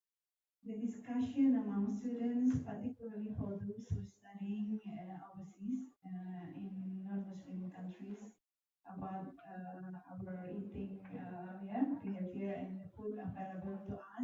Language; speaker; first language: English; non-native, learner; Indonesian